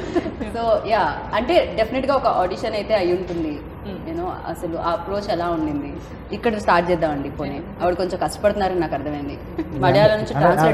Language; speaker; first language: Telugu; native; Telugu